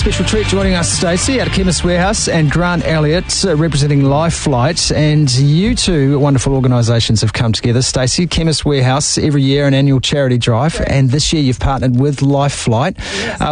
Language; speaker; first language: English; native; English